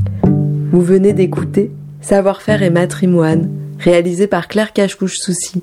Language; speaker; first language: French; native; French